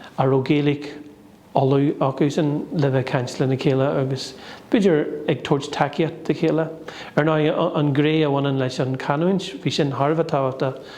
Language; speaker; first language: Irish; non-native, local second language; English